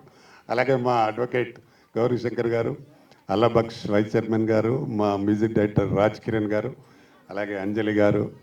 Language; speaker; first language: Telugu; native; Telugu